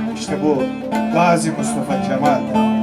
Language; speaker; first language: Turkish; native; Turkish